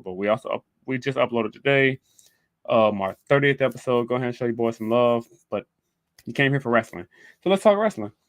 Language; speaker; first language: English; native; English